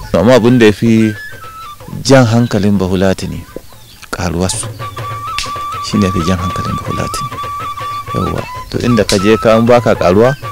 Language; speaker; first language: Hausa; non-native, local second language; Fula